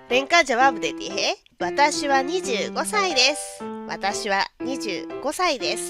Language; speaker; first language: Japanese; non-native, fluent; Hindi